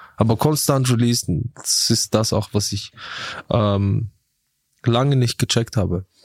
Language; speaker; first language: German; early bilingual, other home language; Turkish